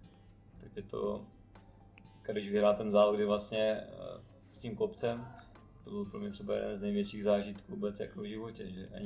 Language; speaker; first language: Czech; native; Czech